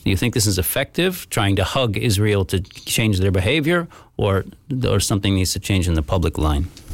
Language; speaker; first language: English; native; English